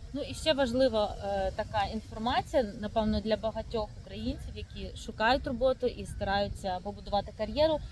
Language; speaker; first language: Ukrainian; native; Ukrainian